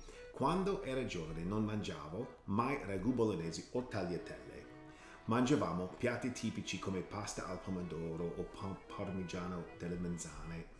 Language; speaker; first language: Italian; non-native, learner; English